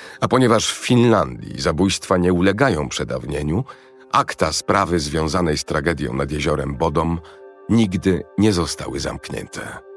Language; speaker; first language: Polish; native; Polish